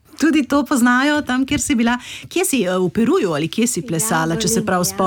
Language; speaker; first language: Slovenian; native; Slovenian